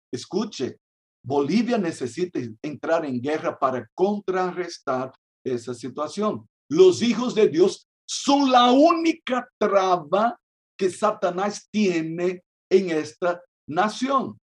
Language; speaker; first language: Spanish; non-native, fluent; Portuguese